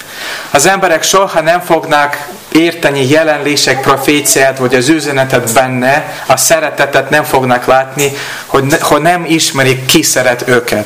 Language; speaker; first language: Hungarian; non-native, learner; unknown